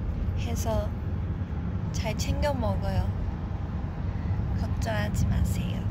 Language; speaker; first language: Korean; non-native, fluent; Chinese